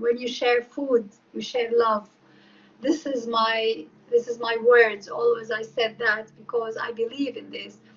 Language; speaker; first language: English; non-native, fluent; Arabic